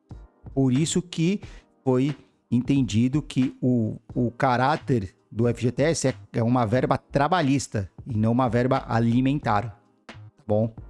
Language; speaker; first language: Portuguese; native; Portuguese